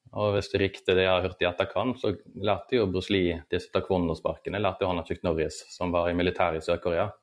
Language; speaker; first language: Norwegian; native; Norwegian